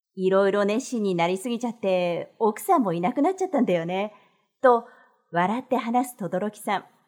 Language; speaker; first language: Japanese; native; Japanese